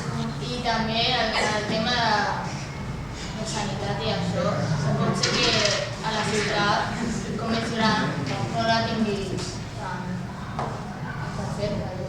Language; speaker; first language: Catalan; early bilingual, other home language; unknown